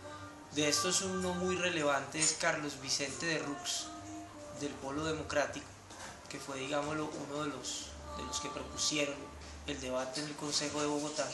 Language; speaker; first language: Spanish; native; Spanish